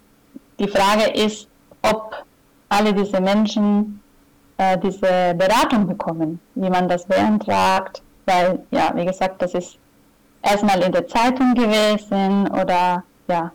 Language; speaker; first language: German; non-native, fluent; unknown